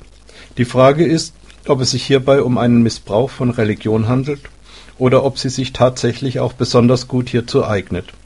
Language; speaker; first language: German; native; German